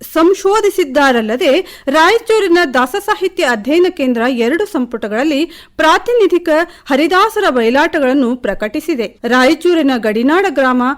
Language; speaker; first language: Kannada; native; Kannada